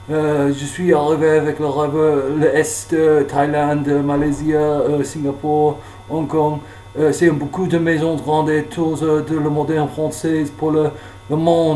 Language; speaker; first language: French; non-native, learner; English